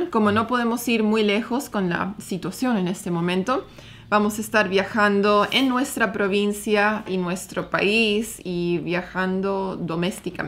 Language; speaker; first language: Spanish; native; Spanish